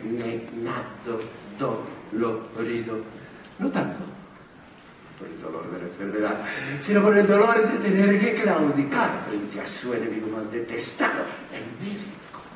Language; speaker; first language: Spanish; native; Spanish